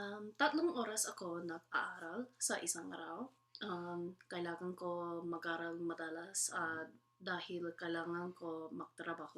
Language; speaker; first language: Filipino; non-native, learner; English